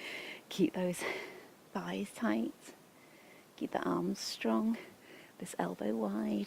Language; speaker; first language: English; native; English